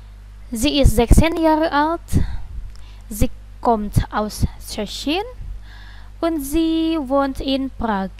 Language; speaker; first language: German; non-native, fluent; Indonesian